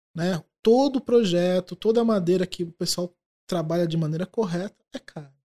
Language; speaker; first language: Portuguese; native; Portuguese